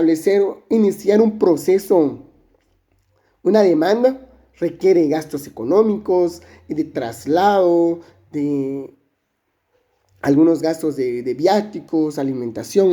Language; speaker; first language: Spanish; native; Spanish